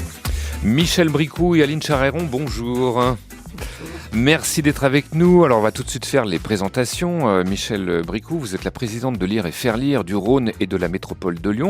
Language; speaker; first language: French; native; French